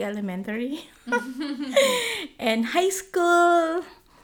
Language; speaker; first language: English; non-native, local second language; Filipino